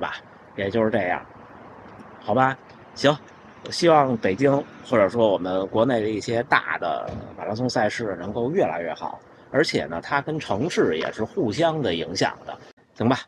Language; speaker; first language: Chinese; native; Chinese